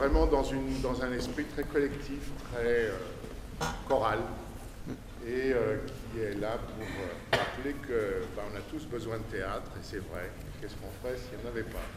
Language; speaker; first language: French; native; French